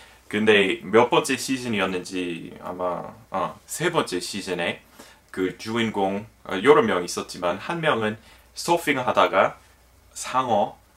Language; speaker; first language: Korean; non-native, fluent; English